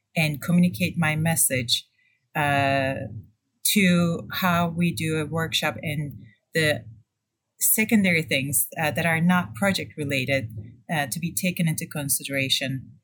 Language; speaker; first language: English; non-native, fluent; Turkish